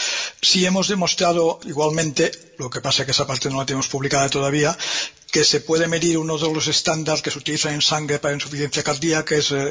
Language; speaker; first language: Spanish; native; Spanish